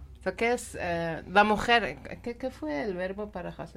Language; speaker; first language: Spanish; non-native, learner; Persian